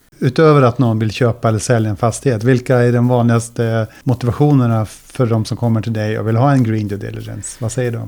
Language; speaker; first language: Swedish; native; Swedish